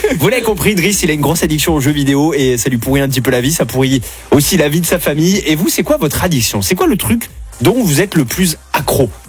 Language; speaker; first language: French; native; French